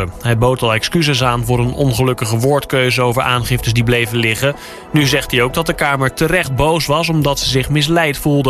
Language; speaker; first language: Dutch; native; Dutch